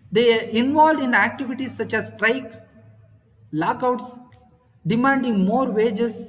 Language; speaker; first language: English; non-native, local second language; Kannada